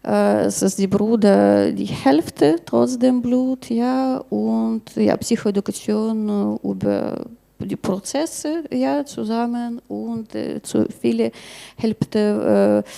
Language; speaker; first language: German; non-native, learner; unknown